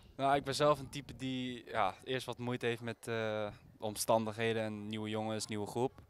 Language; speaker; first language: Dutch; native; Dutch